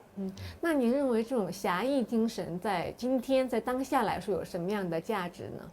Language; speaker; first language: Chinese; native; Chinese